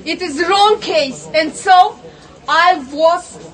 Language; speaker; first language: English; non-native, learner; Russian